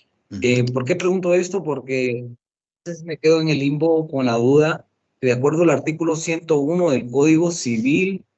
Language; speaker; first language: Spanish; native; Spanish